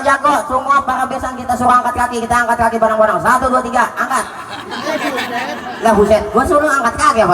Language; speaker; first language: Indonesian; native; Indonesian